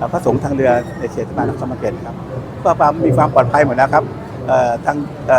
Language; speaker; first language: Thai; native; Thai